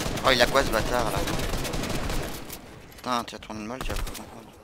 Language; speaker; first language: French; native; French